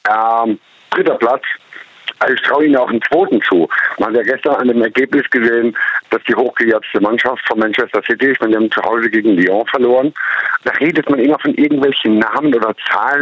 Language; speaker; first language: German; native; German